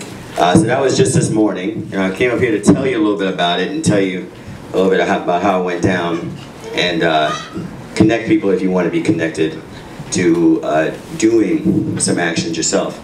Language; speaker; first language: English; native; English